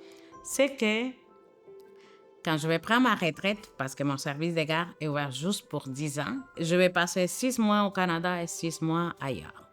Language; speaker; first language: French; non-native, fluent; Spanish